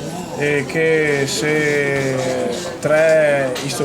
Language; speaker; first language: French; non-native, learner; Italian